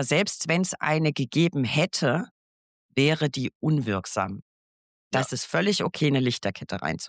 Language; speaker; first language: German; native; German